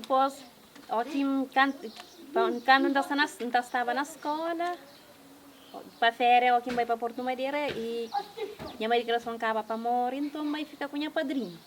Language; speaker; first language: Portuguese; non-native, local second language; Kabuverdianu